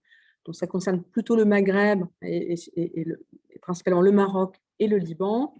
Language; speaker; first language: French; native; French